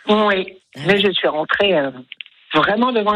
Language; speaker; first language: French; native; French